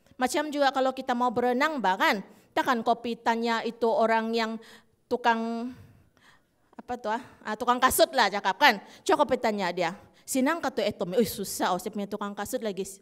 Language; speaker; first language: Malay; native; Malay